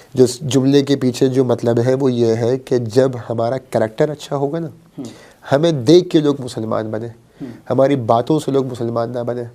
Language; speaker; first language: Urdu; early bilingual, heritage; Urdu